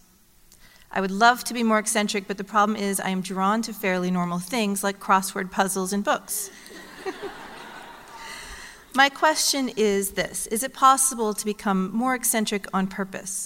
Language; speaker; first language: English; native; English